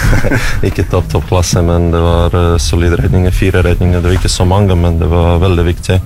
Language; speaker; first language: Norwegian; non-native, learner; Russian